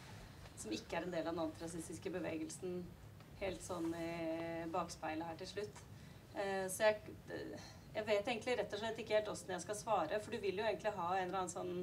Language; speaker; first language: Norwegian; native; Norwegian